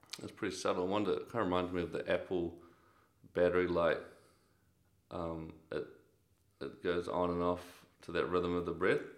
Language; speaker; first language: English; native; English